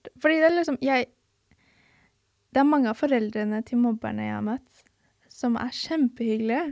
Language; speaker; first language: Norwegian; early bilingual, other home language; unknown